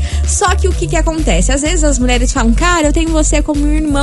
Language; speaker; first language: Portuguese; native; Portuguese